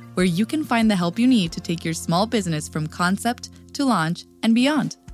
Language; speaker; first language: English; non-native, fluent; Spanish